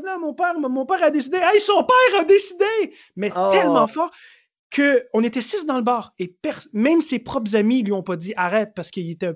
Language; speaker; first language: French; native; French